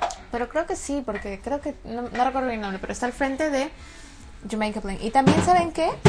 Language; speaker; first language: Spanish; native; Spanish